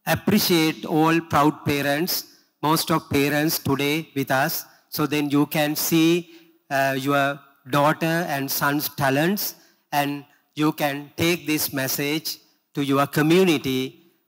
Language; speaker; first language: English; non-native, local second language; Sinhala